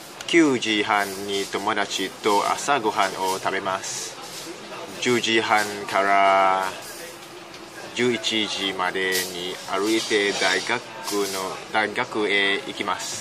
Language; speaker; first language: Japanese; non-native, learner; Cantonese